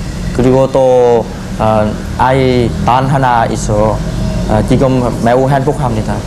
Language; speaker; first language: Korean; non-native, learner; Vietnamese